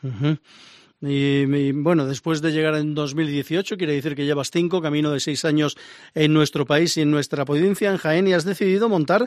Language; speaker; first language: Spanish; native; Spanish